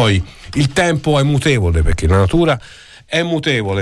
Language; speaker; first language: Italian; native; Italian